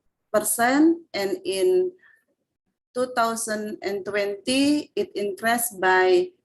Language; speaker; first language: English; non-native, fluent; Indonesian